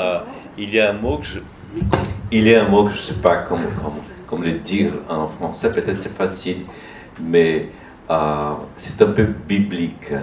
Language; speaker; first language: French; non-native, fluent; Portuguese